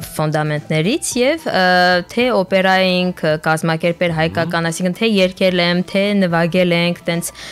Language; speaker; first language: Armenian; early bilingual, heritage; French